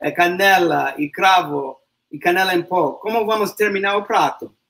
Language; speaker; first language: Portuguese; non-native, learner; English